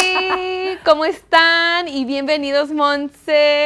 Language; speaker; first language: Spanish; early bilingual, heritage; Spanish